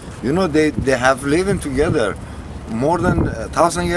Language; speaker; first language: English; non-native, learner; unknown